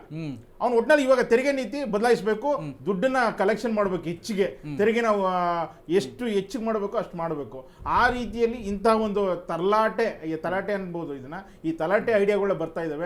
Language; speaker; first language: Kannada; native; Kannada